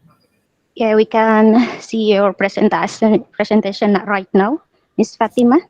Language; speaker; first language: English; non-native, learner; Indonesian